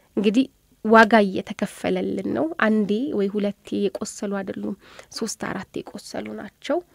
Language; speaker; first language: Amharic; native; Amharic